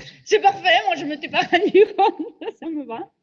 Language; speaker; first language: French; native; French